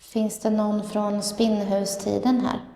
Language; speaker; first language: Swedish; native; Swedish